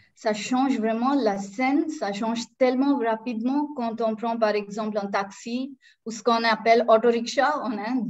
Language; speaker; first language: French; non-native, local second language; Marathi